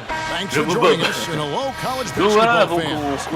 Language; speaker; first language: French; native; French